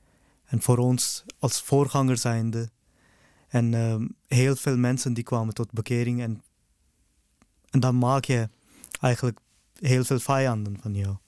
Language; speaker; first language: Dutch; early bilingual, other home language; Urdu